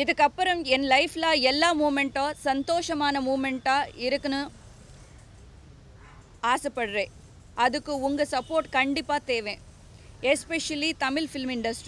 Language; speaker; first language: Tamil; non-native, learner; Telugu